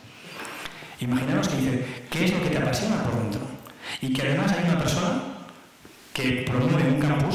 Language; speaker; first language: Spanish; native; Spanish